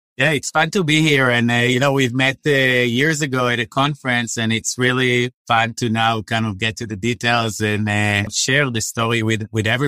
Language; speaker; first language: English; non-native, fluent; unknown